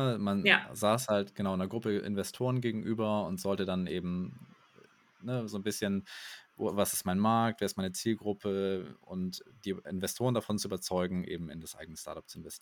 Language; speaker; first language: German; native; German